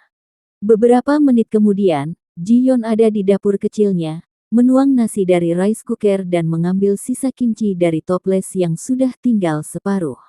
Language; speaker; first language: Indonesian; native; Indonesian